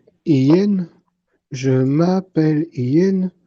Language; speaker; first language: French; native; French